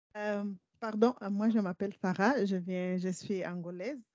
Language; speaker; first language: French; non-native, learner; Portuguese